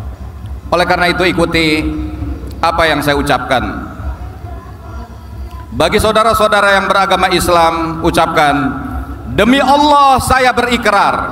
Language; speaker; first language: Indonesian; native; Indonesian